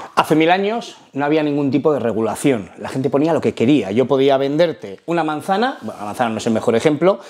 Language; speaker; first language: Spanish; non-native, fluent; Arabic